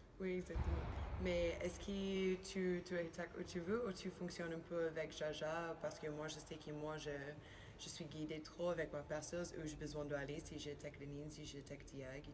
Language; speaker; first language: French; non-native, learner; Spanish